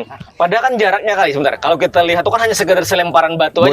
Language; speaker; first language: Indonesian; native; Indonesian